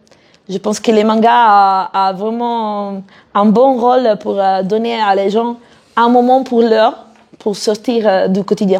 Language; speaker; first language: French; non-native, fluent; Italian